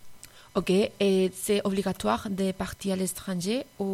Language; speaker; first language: French; non-native, fluent; Spanish